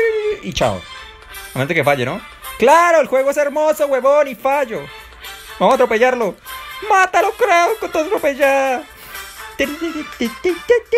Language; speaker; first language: Spanish; native; Spanish